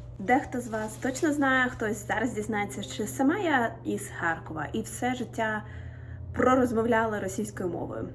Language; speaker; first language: Ukrainian; non-native, local second language; Russian